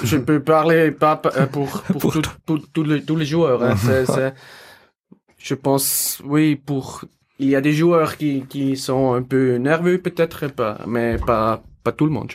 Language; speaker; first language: French; non-native, learner; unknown